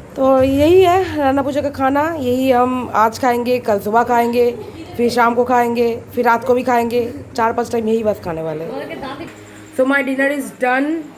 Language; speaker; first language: Hindi; non-native, local second language; Bangla